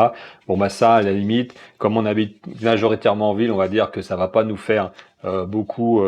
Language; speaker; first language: French; native; French